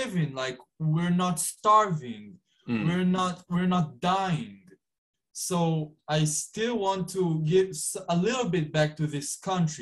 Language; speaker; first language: English; non-native, fluent; Hebrew